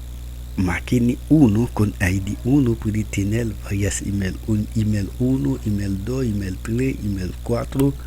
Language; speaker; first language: Spanish; non-native, learner; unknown